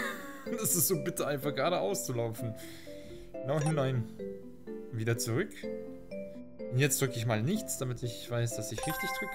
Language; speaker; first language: German; native; German